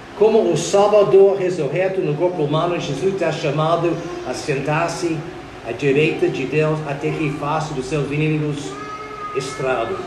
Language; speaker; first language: Portuguese; non-native, fluent; English